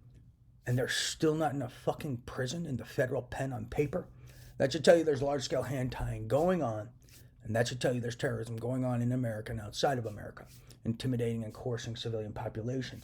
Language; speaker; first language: English; native; English